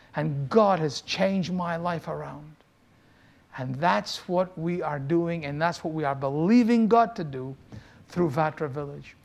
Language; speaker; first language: English; native; English